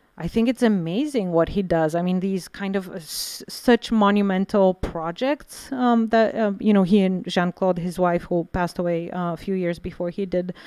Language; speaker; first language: English; non-native, fluent; Bulgarian